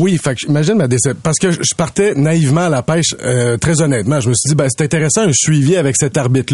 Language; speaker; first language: French; native; French